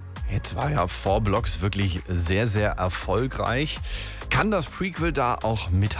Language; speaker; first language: German; native; German